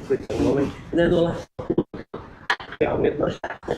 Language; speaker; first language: Portuguese; native; Portuguese